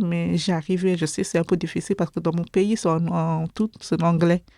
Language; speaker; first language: French; non-native, learner; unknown